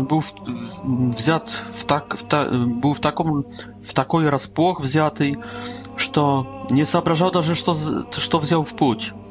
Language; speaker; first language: Polish; non-native, learner; Russian